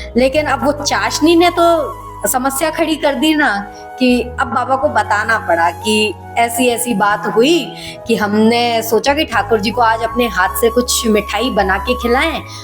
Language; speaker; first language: Hindi; native; Hindi